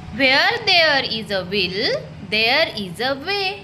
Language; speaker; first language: English; non-native, local second language; Marathi